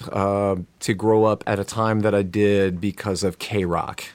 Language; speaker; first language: English; native; English